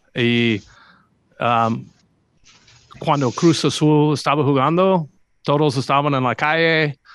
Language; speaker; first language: Spanish; non-native, learner; English